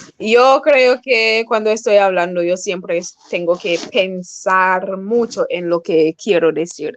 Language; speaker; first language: Spanish; non-native, fluent; English